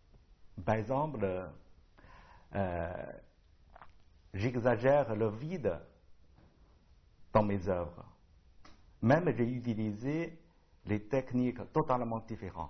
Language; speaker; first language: French; non-native, learner; Chinese